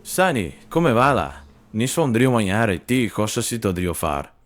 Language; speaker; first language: Italian; non-native, learner; Portuguese